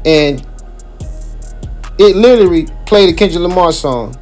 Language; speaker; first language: English; native; English